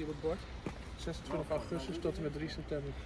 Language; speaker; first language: Dutch; native; Dutch